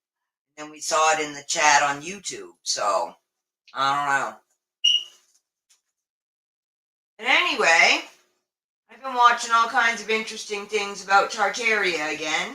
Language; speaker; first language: English; native; English